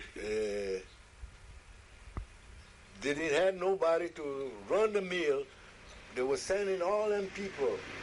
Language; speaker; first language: English; early bilingual, other home language; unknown